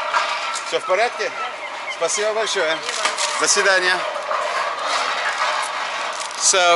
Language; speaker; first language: Russian; non-native, learner; English